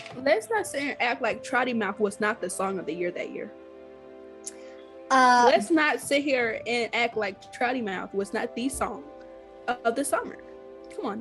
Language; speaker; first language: English; native; English